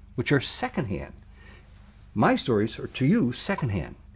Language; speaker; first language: English; native; English